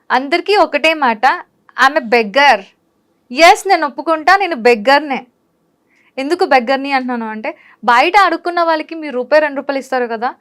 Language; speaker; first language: Telugu; native; Telugu